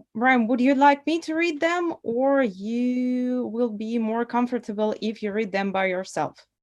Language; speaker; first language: English; non-native, fluent; Russian